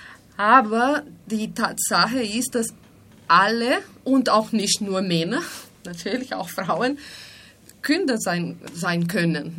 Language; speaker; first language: German; non-native, fluent; Spanish